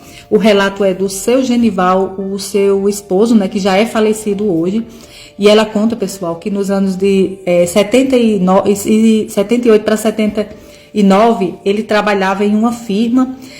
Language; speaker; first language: Portuguese; native; Portuguese